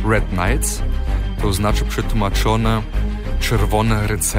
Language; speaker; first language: Polish; early bilingual, heritage; Polish